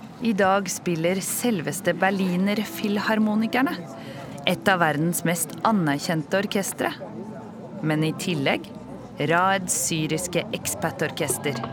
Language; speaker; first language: Norwegian; native; Norwegian